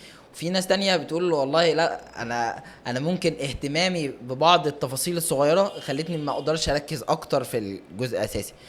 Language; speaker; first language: Arabic; native; Arabic